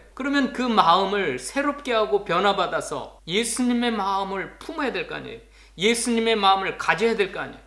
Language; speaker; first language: Korean; native; Korean